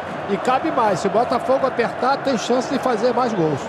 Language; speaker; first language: Portuguese; native; Portuguese